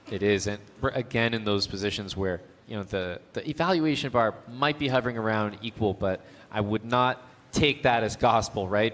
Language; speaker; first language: English; native; English